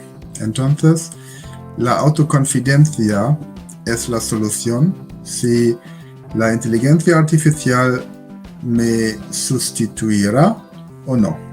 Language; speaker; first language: Spanish; non-native, learner; German